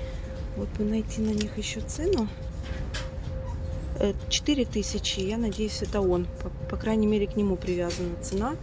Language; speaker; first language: Russian; native; Russian